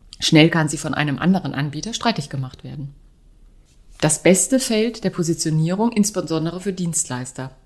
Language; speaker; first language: German; native; German